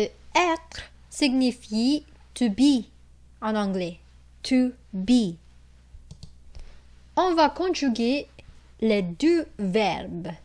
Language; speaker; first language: French; non-native, fluent; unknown